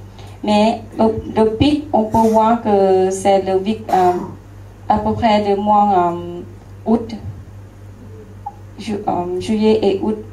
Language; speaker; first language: French; non-native, learner; Lao